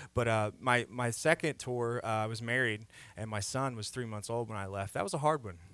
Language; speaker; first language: English; native; English